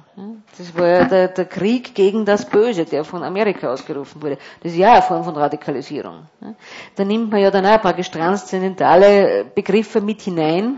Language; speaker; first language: German; native; German